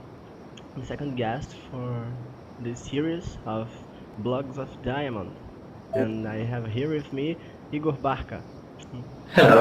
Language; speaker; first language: English; non-native, fluent; Portuguese